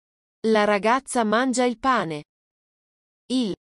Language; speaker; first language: Italian; non-native, learner; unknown